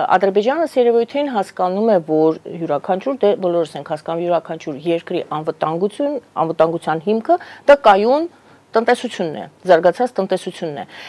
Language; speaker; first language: Armenian; native; Armenian